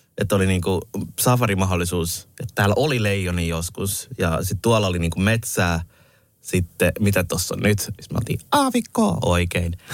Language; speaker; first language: Finnish; early bilingual, other home language; Somali